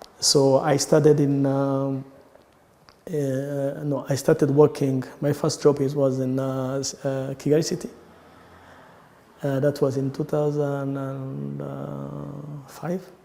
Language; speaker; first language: English; non-native, local second language; Kinyarwanda